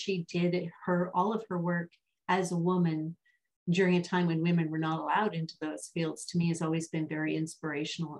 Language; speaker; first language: English; native; English